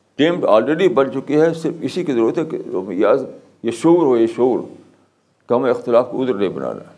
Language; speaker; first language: Urdu; native; Urdu